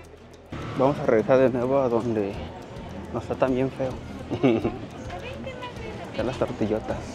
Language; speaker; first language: Spanish; native; Spanish